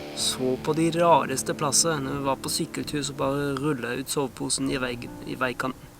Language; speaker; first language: Norwegian; non-native, fluent; German